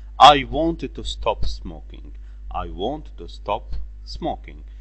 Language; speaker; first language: English; non-native, fluent; Arabic